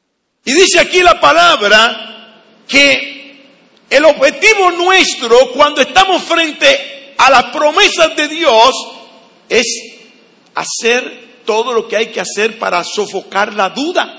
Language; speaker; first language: Spanish; native; Spanish